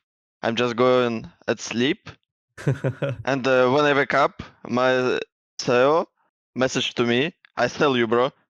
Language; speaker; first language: English; non-native, learner; Russian